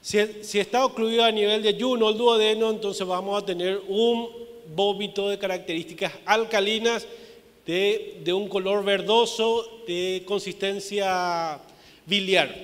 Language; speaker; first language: Spanish; native; Spanish